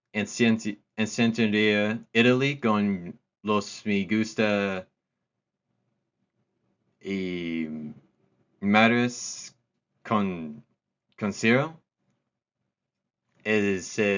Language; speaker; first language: Spanish; non-native, learner; English